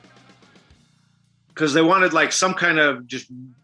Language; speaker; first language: English; non-native, fluent; Armenian